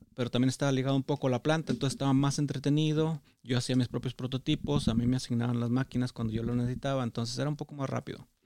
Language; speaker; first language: Spanish; native; Spanish